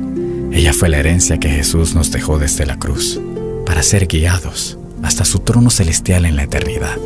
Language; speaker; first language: Spanish; native; Spanish